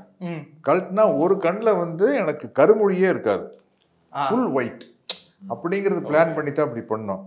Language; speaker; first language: Tamil; native; Tamil